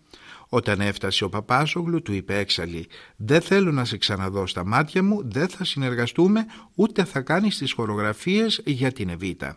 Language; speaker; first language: Greek; native; Greek